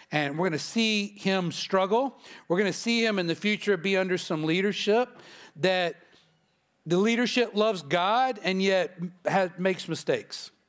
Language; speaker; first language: English; native; English